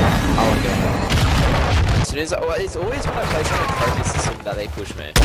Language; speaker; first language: English; native; English